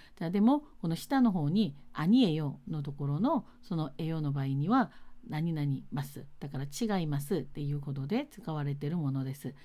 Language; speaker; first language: Japanese; non-native, fluent; Korean